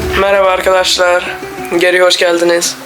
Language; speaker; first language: Turkish; non-native, fluent; Urdu